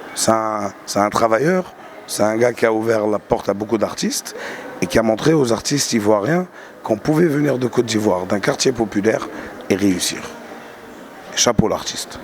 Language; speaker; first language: French; non-native, local second language; Arabic